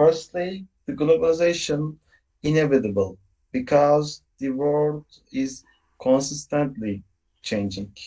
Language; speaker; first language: English; non-native, learner; Turkish